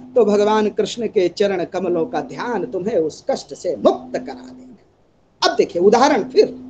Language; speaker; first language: Hindi; native; Hindi